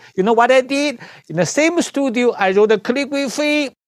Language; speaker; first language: English; non-native, learner; Chinese